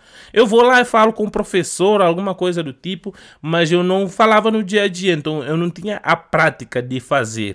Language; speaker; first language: Portuguese; non-native, fluent; Upper Guinea Crioulo